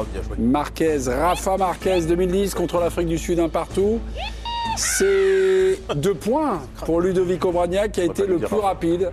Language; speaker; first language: French; native; French